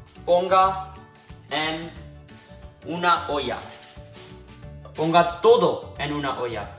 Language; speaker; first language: Spanish; non-native, learner; English